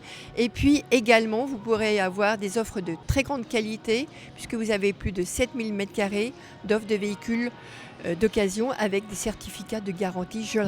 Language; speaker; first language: French; native; French